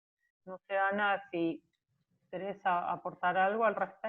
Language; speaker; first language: Spanish; native; Spanish